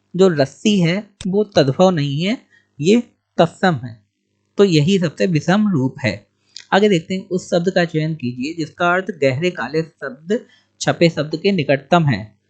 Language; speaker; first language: Hindi; native; Hindi